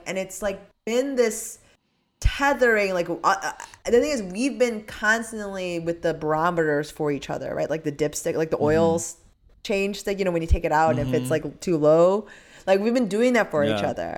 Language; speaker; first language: English; early bilingual, other home language; Korean